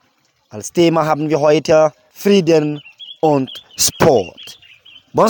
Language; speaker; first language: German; non-native, learner; French